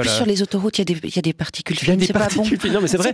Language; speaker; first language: French; native; French